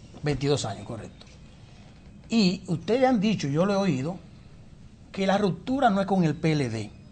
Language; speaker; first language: Spanish; native; Spanish